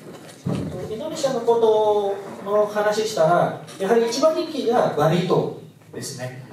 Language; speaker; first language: Japanese; non-native, fluent; Indonesian